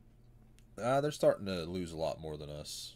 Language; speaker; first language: English; native; English